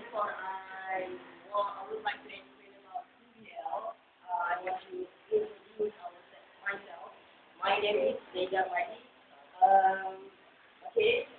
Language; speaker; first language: English; non-native, learner; Indonesian